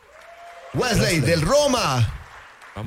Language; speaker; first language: Spanish; native; Spanish